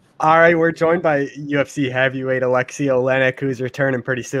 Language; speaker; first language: English; native; English